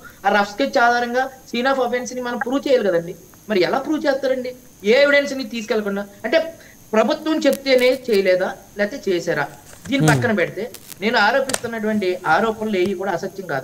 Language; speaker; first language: Telugu; native; Telugu